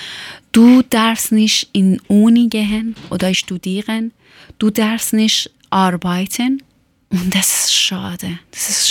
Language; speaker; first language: German; non-native, learner; Persian